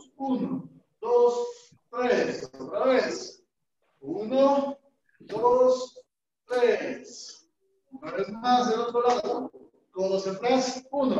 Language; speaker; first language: Spanish; native; Spanish